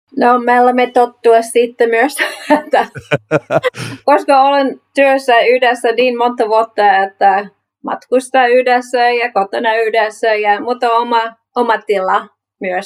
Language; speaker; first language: Finnish; non-native, learner; English